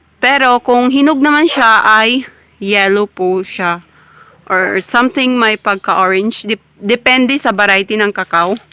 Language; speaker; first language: Filipino; non-native, local second language; Cebuano